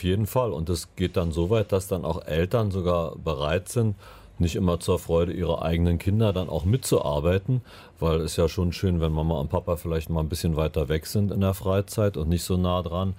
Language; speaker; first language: German; native; German